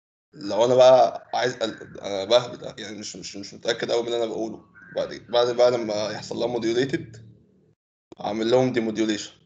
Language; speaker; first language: Arabic; native; Arabic